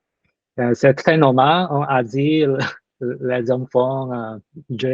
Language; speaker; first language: French; non-native, learner; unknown